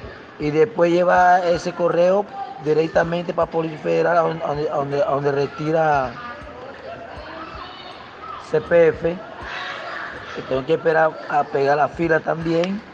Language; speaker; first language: Spanish; non-native, local second language; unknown